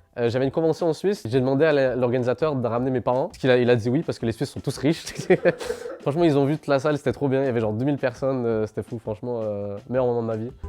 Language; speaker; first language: French; early bilingual, other home language; Arabic